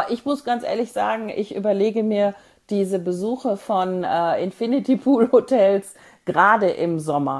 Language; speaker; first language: German; native; German